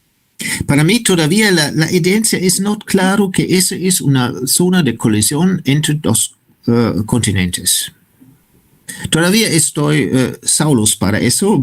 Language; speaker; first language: Spanish; non-native, fluent; German